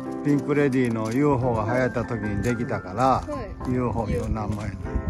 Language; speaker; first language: Japanese; native; Japanese